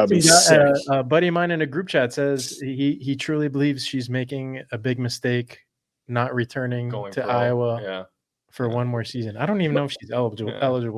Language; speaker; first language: English; native; English